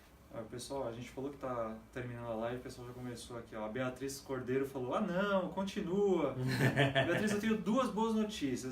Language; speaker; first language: Portuguese; native; Portuguese